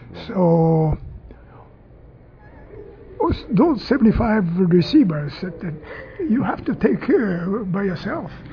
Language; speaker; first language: English; non-native, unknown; Japanese